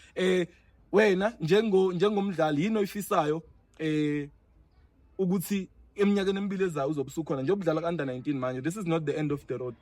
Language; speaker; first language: Zulu; native; Zulu